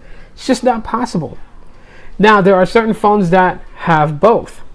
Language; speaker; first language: English; native; English